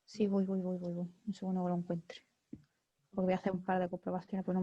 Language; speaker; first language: Spanish; native; Spanish